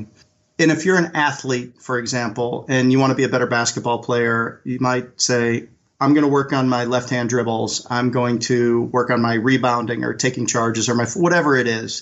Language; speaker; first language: English; native; English